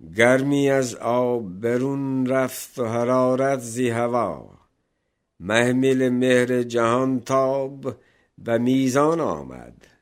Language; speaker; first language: Urdu; native; Urdu